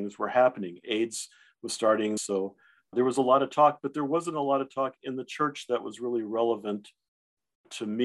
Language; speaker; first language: English; early bilingual, other home language; German